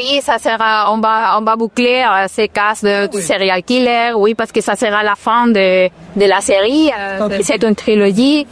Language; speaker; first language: French; non-native, fluent; Spanish